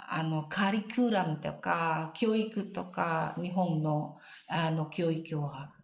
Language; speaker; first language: Japanese; non-native, learner; Indonesian